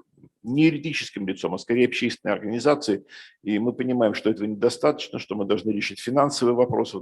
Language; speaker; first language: Russian; native; Russian